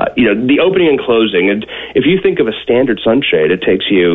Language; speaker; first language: English; native; English